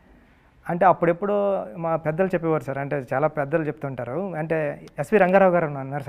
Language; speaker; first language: Telugu; native; Telugu